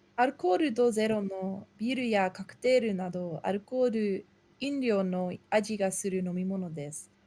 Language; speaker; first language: Japanese; non-native, learner; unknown